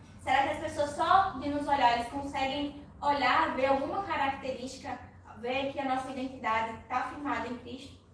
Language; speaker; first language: Portuguese; native; Portuguese